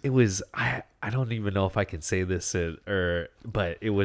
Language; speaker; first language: English; native; English